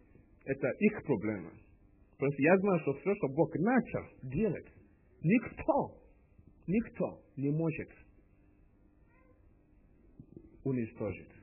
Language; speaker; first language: Russian; non-native, learner; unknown